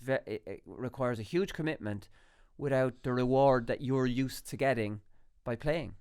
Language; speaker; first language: English; native; English